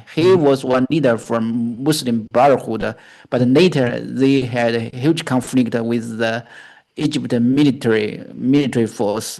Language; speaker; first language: English; non-native, fluent; Chinese